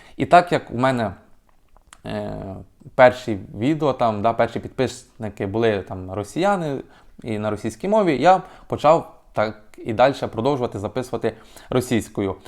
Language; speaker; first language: Ukrainian; native; Ukrainian